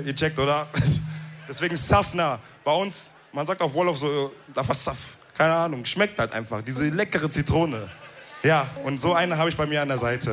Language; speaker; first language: German; early bilingual, other home language; Wolof